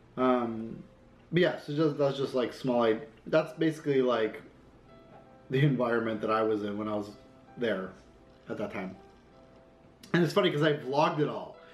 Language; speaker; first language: English; native; English